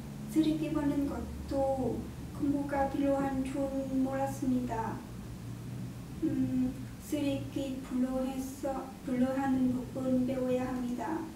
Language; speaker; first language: Korean; non-native, learner; Vietnamese